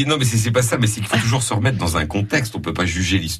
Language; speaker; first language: French; native; French